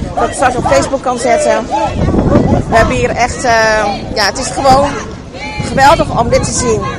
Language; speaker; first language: Dutch; native; Dutch